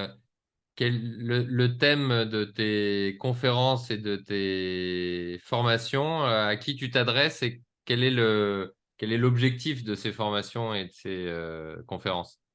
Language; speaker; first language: French; native; French